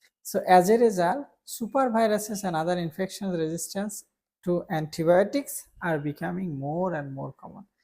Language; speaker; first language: English; non-native, local second language; Bangla